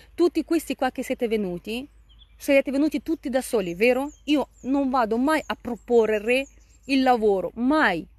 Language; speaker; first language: Italian; non-native, fluent; Russian